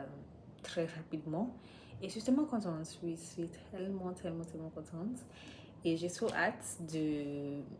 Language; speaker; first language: French; non-native, learner; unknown